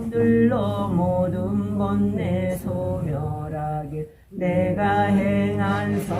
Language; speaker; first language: Korean; native; Korean